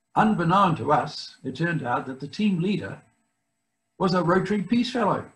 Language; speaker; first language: English; native; English